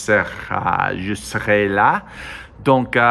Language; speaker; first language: French; non-native, learner; English